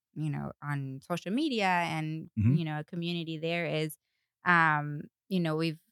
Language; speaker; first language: English; non-native, fluent; Spanish